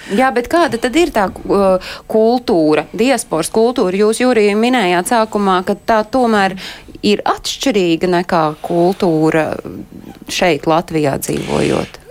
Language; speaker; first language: Latvian; native; Latvian